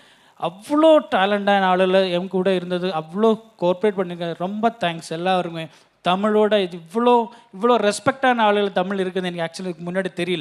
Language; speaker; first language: Tamil; non-native, learner; Malayalam